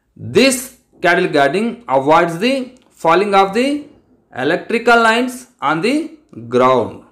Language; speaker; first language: English; non-native, local second language; Telugu